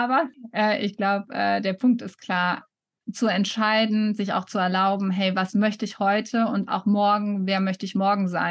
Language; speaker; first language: German; native; German